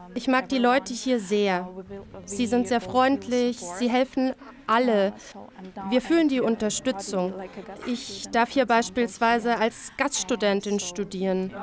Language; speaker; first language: German; non-native, fluent; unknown